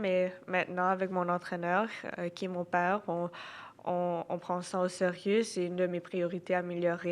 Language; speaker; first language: French; non-native, local second language; English